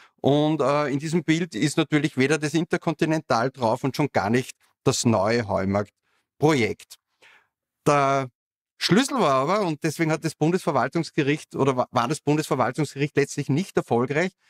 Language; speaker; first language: German; native; German